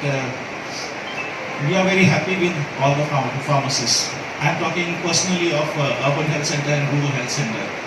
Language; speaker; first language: English; non-native, local second language; Tamil